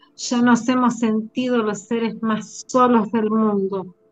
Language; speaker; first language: Spanish; native; Spanish